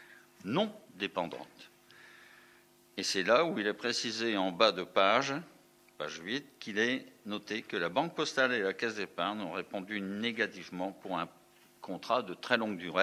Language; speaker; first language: French; native; French